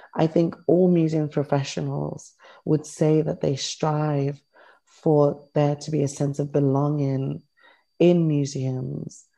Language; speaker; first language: English; native; English